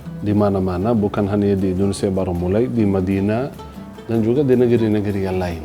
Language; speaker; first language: Indonesian; non-native, fluent; Arabic